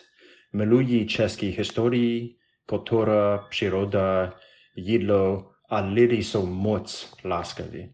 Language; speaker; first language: Czech; non-native, learner; English